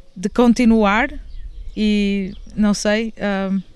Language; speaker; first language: Portuguese; native; Portuguese